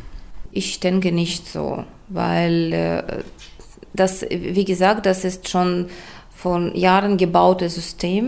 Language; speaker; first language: German; non-native, fluent; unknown